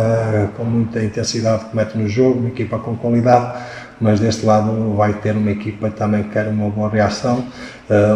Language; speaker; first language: Portuguese; native; Portuguese